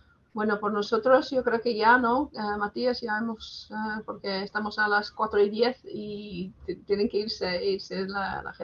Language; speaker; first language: Spanish; non-native, fluent; English